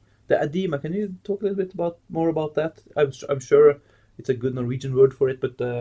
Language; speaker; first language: English; non-native, fluent; Norwegian